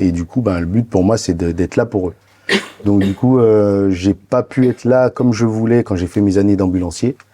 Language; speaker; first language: French; native; French